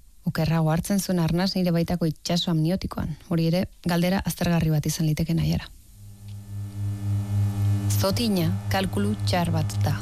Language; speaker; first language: Basque; native; Basque